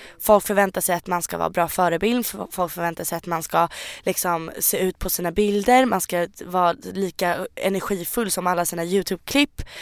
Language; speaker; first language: Swedish; native; Swedish